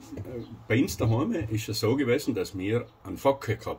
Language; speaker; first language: German; native; German